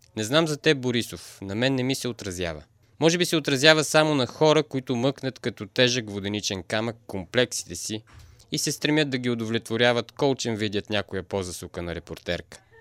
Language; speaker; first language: Bulgarian; native; Bulgarian